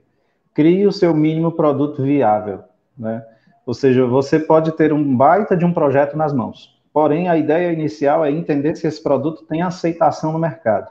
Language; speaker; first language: Portuguese; native; Portuguese